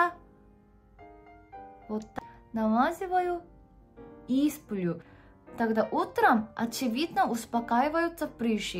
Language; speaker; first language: Russian; non-native, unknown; Korean